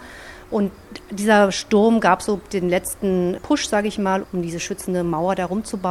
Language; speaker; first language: German; native; German